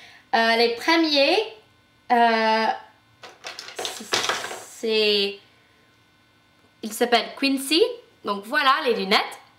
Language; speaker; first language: French; non-native, fluent; English